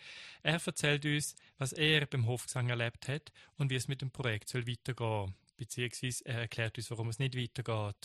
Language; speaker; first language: German; native; German